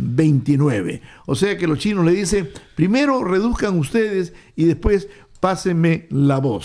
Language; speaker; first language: Spanish; native; Spanish